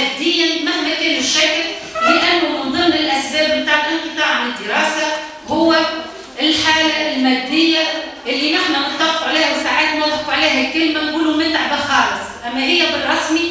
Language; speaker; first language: Arabic; native; Arabic